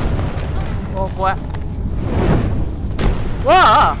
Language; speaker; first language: Japanese; native; Japanese